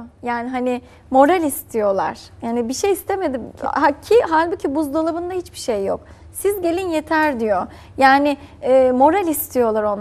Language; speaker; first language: Turkish; native; Turkish